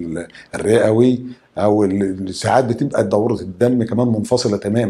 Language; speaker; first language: Arabic; native; Arabic